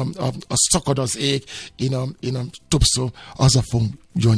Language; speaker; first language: Hungarian; non-native, learner; Yoruba